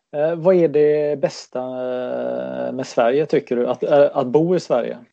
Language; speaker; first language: Swedish; native; Swedish